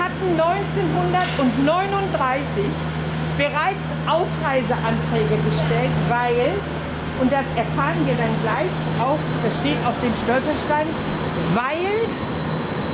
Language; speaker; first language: German; native; German